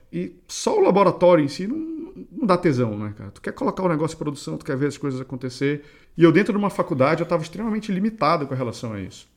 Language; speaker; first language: Portuguese; native; Portuguese